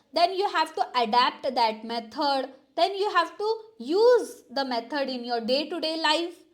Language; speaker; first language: English; non-native, local second language; Kannada